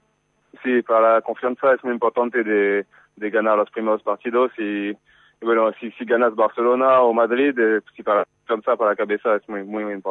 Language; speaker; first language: Spanish; non-native, fluent; French